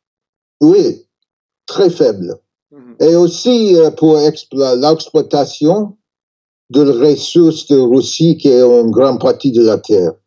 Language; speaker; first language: French; non-native, learner; English